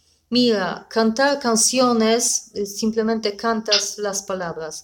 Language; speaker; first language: Spanish; non-native, learner; Polish